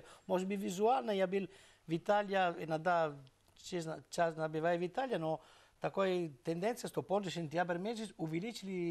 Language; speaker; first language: Russian; non-native, learner; Italian